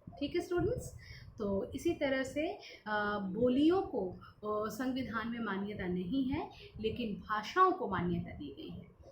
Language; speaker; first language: Hindi; non-native, local second language; Bangla